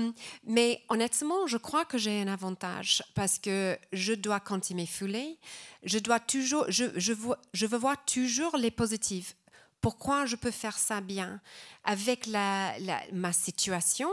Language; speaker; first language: French; non-native, fluent; English